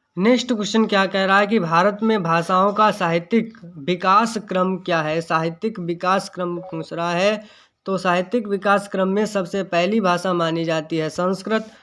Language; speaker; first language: Hindi; native; Hindi